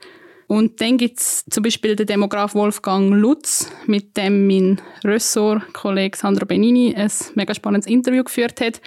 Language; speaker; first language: German; native; German